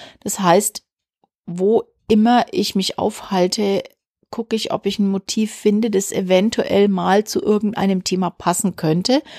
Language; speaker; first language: German; native; German